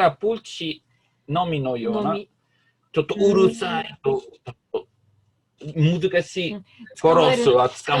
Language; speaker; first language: Japanese; non-native, learner; Italian